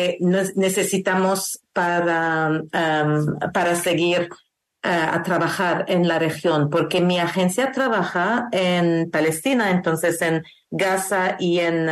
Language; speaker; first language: Spanish; non-native, learner; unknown